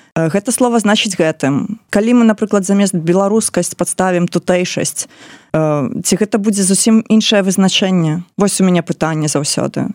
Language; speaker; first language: Belarusian; non-native, local second language; Russian